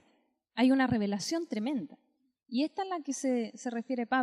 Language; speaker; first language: Spanish; native; Spanish